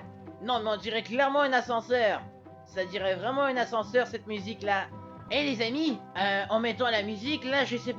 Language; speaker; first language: French; native; French